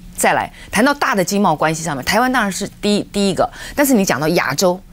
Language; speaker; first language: Chinese; native; Chinese